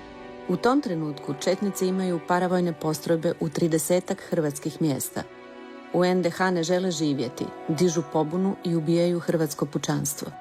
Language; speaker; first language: Croatian; native; Croatian